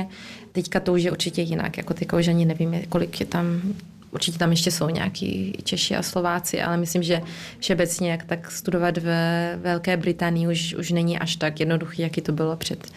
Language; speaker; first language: Czech; early bilingual, heritage; Czech